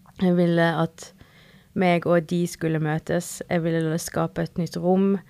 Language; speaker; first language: Norwegian; early bilingual, other home language; Spanish